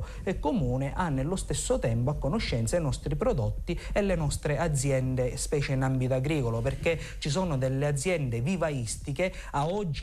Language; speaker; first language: Italian; native; Italian